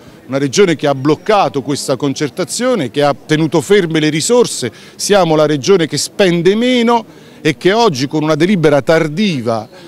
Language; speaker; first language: Italian; native; Italian